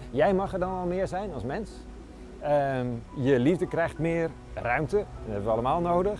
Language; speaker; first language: Dutch; native; Dutch